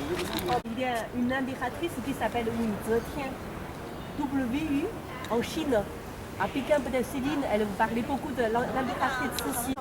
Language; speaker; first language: French; non-native, learner; Chinese